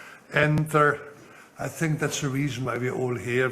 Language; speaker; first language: English; non-native, fluent; German